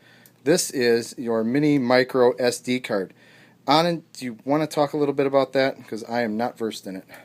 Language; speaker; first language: English; native; English